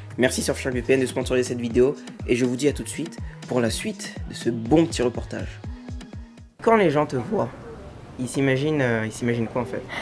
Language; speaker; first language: French; native; French